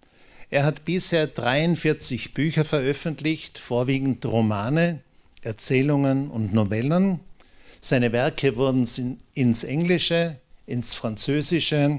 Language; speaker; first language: German; native; German